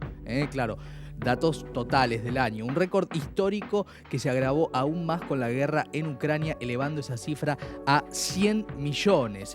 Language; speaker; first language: Spanish; native; Spanish